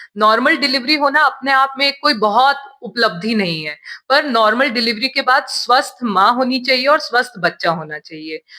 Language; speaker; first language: Hindi; native; Hindi